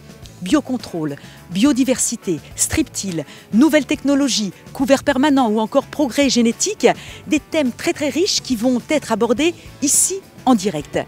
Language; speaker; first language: French; native; French